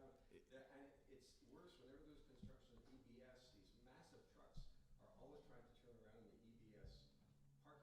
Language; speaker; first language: English; native; English